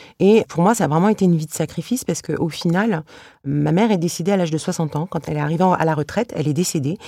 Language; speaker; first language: French; early bilingual, other home language; Arabic